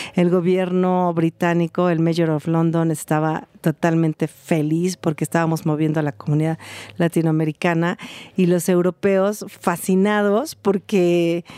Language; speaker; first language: Spanish; native; Spanish